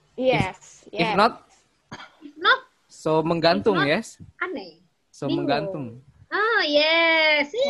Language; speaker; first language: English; non-native, learner; Indonesian